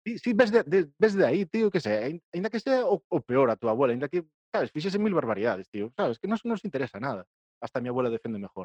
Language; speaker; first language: Spanish; non-native, local second language; Galician